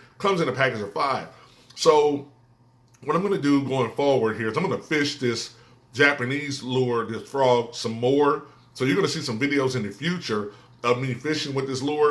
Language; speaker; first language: English; native; English